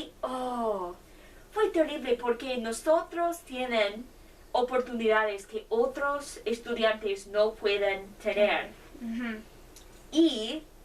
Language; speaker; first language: Spanish; non-native, learner; English